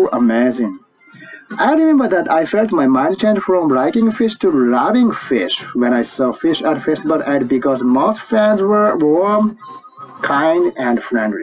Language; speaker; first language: English; non-native, learner; Japanese